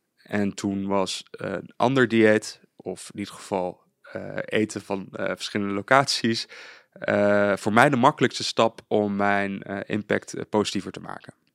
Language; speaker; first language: Dutch; native; Dutch